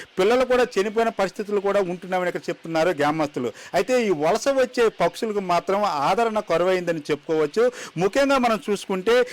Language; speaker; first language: Telugu; native; Telugu